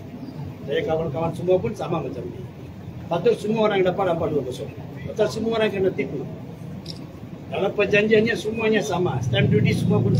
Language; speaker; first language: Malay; non-native, local second language; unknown